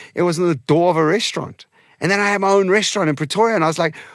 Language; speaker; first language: English; non-native, local second language; Portuguese